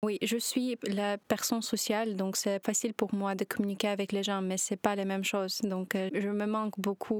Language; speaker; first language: French; non-native, learner; Ukrainian